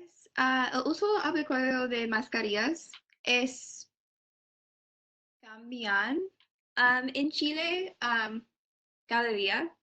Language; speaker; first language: Spanish; non-native, learner; English